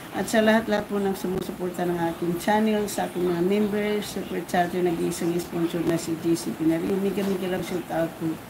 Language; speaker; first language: Filipino; non-native, local second language; Cebuano